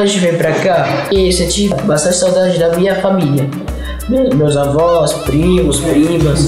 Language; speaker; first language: Portuguese; early bilingual, other home language; Arabic